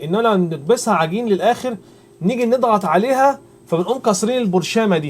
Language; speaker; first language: Arabic; native; Arabic